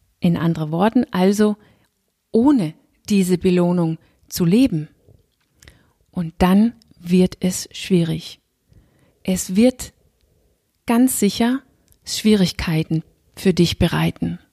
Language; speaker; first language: German; non-native, fluent; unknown